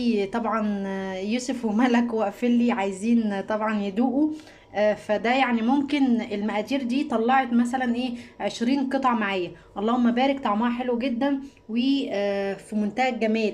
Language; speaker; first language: Arabic; native; Arabic